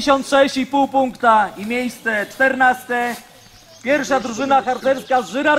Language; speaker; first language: Polish; native; Polish